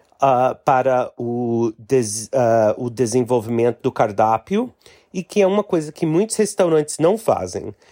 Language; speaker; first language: Portuguese; non-native, fluent; English